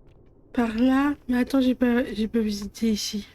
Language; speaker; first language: French; native; French